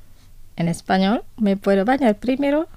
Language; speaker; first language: Spanish; non-native, fluent; Indonesian